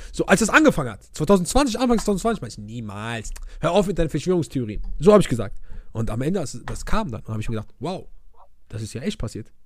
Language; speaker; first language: German; early bilingual, other home language; Arabic